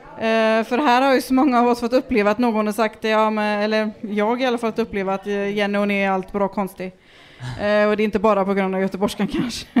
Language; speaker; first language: Swedish; native; Swedish